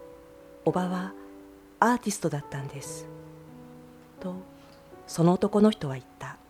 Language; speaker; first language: Japanese; native; Japanese